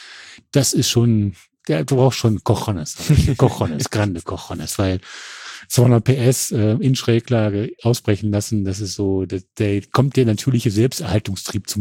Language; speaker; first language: German; native; German